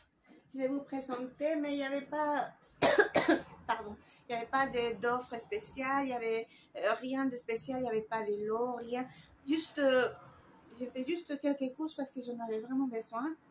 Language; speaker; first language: French; non-native, fluent; Spanish